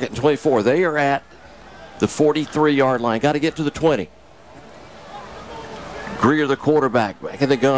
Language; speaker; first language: English; native; English